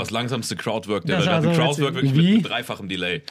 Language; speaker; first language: German; native; German